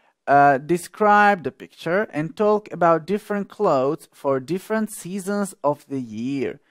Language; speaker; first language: English; non-native, fluent; Slovak